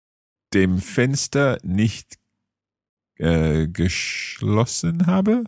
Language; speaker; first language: German; non-native, learner; English